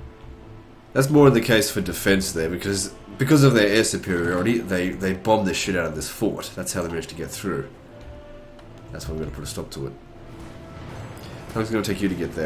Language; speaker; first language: English; native; English